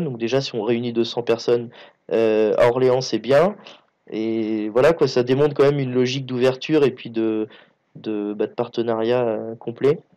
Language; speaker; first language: French; native; French